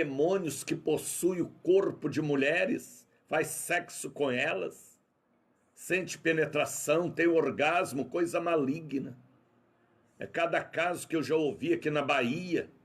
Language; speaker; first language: Portuguese; native; Portuguese